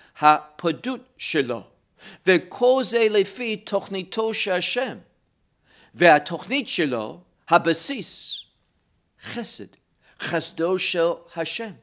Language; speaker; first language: Hebrew; non-native, fluent; English